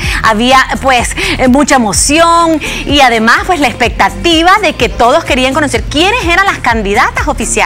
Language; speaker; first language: Spanish; native; Spanish